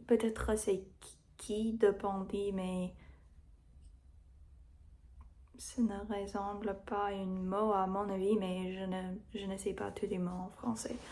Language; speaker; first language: French; non-native, learner; English